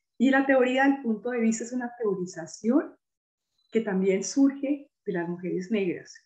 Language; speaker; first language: Spanish; native; Spanish